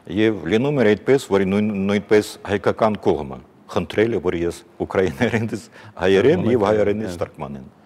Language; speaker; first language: Armenian; non-native, fluent; Ukrainian